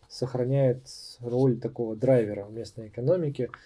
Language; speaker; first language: Russian; native; Russian